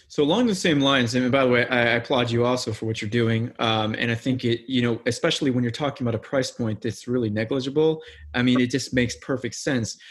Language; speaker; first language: English; native; English